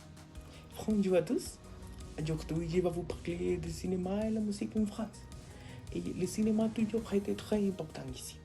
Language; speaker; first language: French; non-native, fluent; Spanish